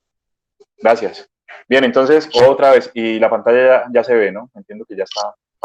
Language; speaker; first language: Spanish; native; Spanish